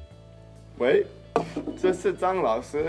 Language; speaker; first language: Chinese; non-native, learner; English